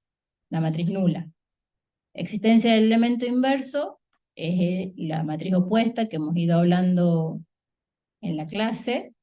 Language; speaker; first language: Spanish; native; Spanish